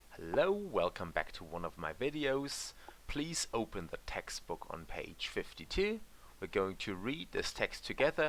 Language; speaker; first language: English; non-native, fluent; German